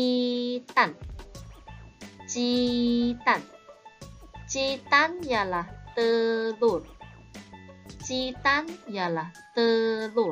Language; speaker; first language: Chinese; native; Chinese